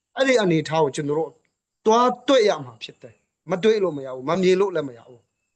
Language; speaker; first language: Burmese; non-native, local second language; Hakha Chin